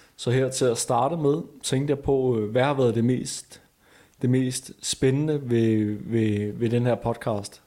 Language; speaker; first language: Danish; native; Danish